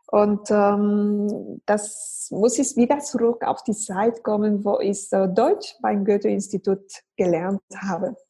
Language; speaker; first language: German; non-native, fluent; Spanish